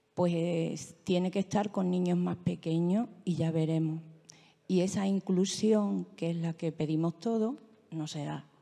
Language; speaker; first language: Spanish; native; Spanish